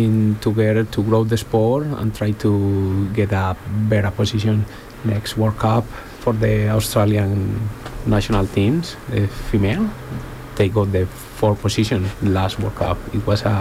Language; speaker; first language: English; non-native, learner; Spanish